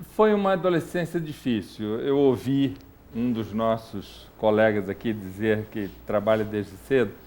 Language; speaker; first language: Portuguese; native; Portuguese